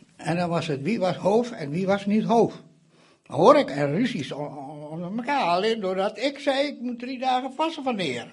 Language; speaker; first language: Dutch; non-native, fluent; Indonesian